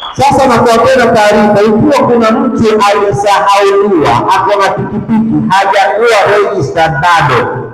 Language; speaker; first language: Swahili; native; Swahili